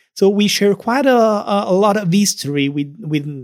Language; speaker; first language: English; non-native, fluent; Italian